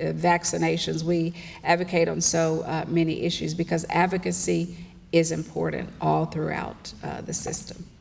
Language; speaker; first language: English; native; English